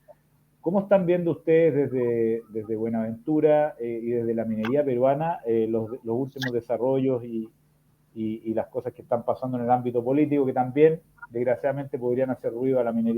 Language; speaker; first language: Spanish; native; Spanish